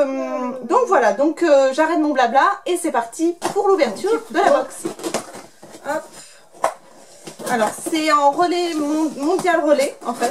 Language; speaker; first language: French; native; French